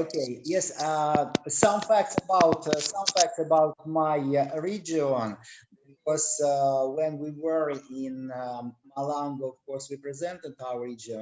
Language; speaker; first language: English; non-native, learner; Russian